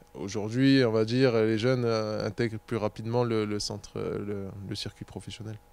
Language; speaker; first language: French; native; French